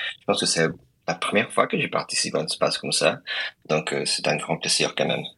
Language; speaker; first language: French; non-native, fluent; Spanish